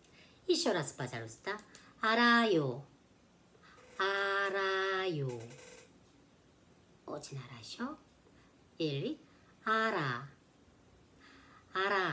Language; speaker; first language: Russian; non-native, learner; Korean